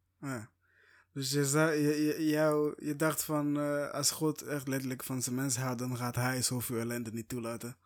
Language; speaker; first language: Dutch; non-native, fluent; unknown